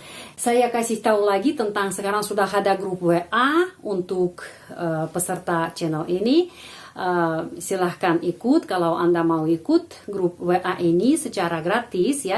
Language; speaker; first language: Indonesian; non-native, fluent; Russian